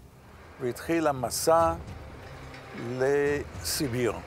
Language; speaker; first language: Hebrew; non-native, fluent; Yiddish